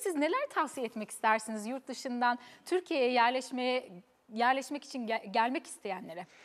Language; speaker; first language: Turkish; native; Turkish